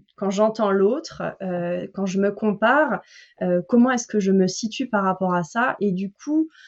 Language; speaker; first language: French; native; French